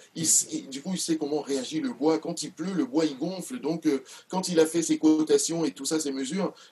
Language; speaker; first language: French; non-native, local second language; Duala